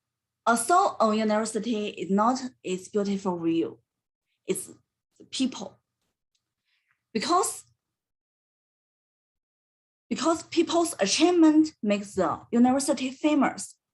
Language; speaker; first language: English; non-native, learner; Chinese